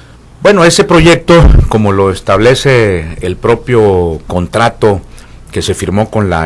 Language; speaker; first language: Spanish; native; Spanish